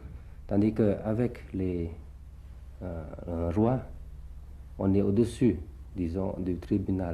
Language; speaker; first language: French; early bilingual, other home language; Thai